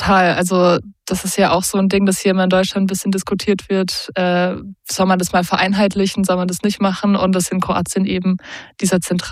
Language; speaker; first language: German; native; German